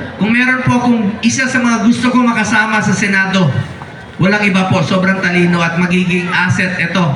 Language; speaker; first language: Filipino; non-native, local second language; Cebuano